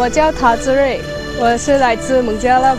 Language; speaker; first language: Chinese; non-native, learner; Bangla